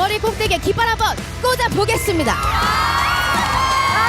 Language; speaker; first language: Korean; native; Korean